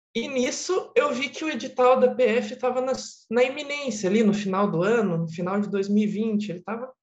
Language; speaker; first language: Portuguese; native; Portuguese